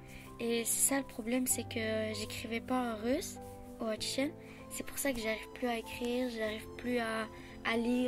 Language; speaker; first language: French; early bilingual, other home language; Chechen